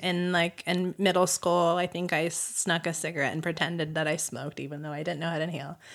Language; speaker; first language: English; native; English